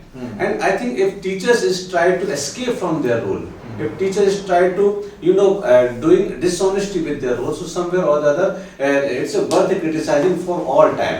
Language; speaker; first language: English; non-native, local second language; Hindi